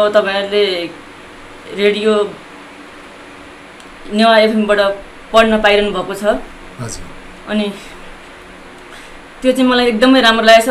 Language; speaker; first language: Nepali; non-native, local second language; Newari